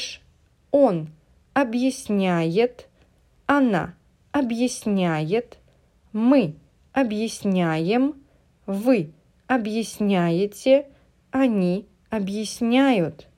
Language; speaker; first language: Russian; non-native, learner; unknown